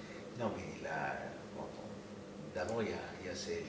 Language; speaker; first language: French; non-native, fluent; Spanish